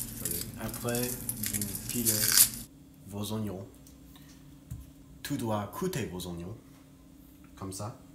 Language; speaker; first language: French; non-native, learner; English